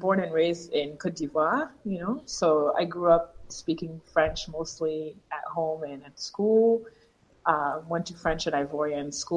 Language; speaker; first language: English; non-native, fluent; French